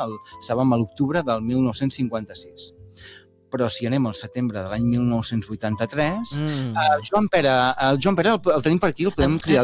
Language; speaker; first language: Catalan; native; Catalan